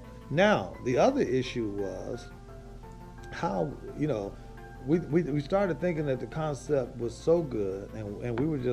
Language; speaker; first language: English; native; English